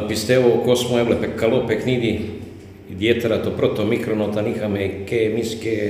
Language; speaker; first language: Greek; non-native, fluent; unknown